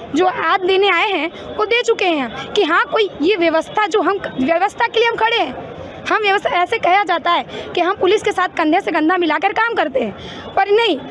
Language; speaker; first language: Hindi; native; Hindi